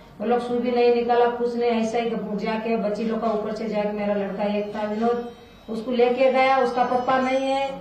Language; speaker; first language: Hindi; non-native, local second language; Lambadi